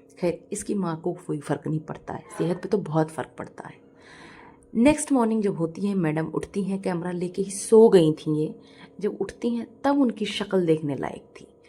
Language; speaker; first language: Hindi; native; Hindi